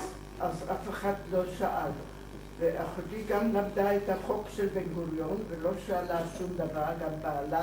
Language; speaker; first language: Hebrew; non-native, fluent; German